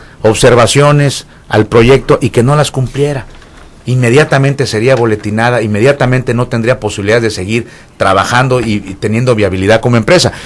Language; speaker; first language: Spanish; native; Spanish